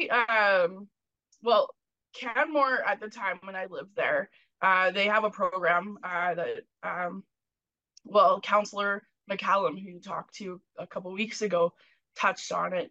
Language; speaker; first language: English; native; English